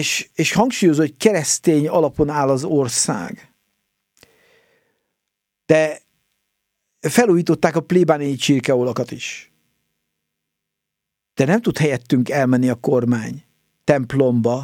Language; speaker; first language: Hungarian; native; Hungarian